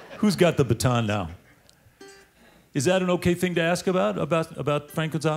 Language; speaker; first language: English; native; English